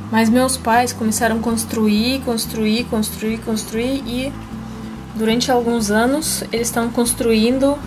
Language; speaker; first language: Portuguese; non-native, fluent; Russian